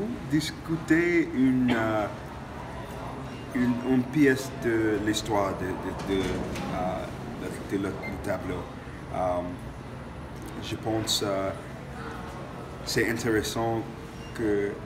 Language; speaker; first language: French; non-native, learner; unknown